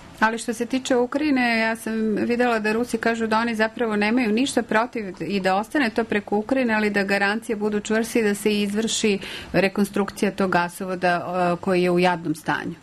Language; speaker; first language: Serbian; native; Serbian